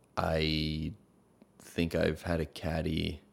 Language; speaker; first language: English; native; English